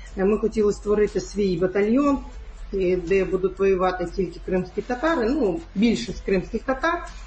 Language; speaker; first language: Ukrainian; non-native, local second language; Crimean Tatar